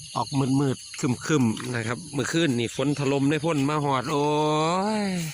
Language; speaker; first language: Thai; native; Thai